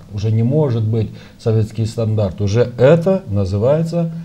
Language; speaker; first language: Russian; non-native, local second language; Romanian